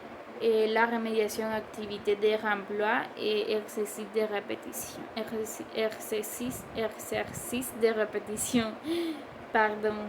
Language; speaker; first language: French; non-native, learner; Spanish